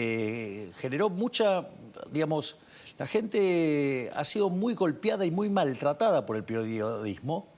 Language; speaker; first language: Spanish; native; Spanish